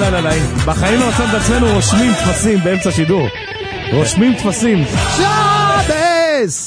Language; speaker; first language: Hebrew; native; Hebrew